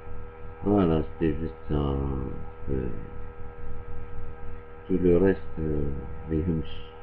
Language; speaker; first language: French; non-native, local second language; Arabic